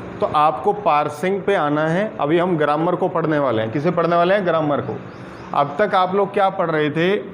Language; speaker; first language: Hindi; non-native, local second language; Punjabi